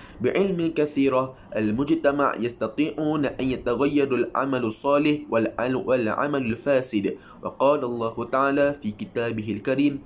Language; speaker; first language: Arabic; non-native, learner; Malay